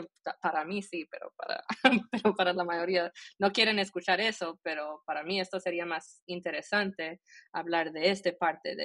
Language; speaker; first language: Spanish; early bilingual, heritage; Spanish